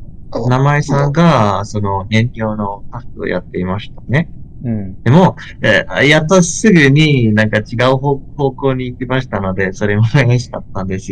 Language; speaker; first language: Japanese; non-native, learner; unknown